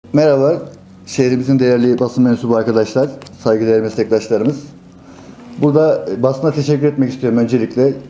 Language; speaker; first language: Turkish; native; Turkish